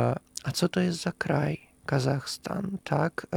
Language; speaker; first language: Polish; non-native, fluent; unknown